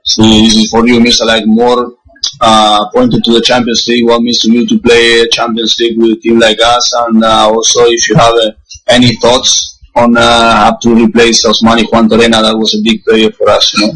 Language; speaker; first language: English; non-native, fluent; Spanish